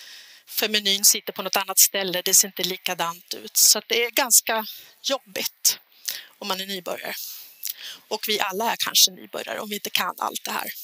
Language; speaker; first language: Swedish; native; Swedish